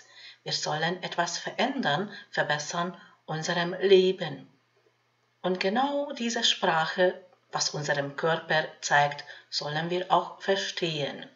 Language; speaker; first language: German; non-native, fluent; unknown